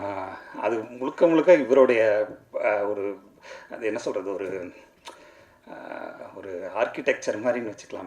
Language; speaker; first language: Tamil; native; Tamil